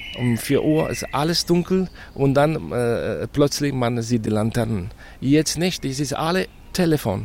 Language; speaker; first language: German; non-native, fluent; Spanish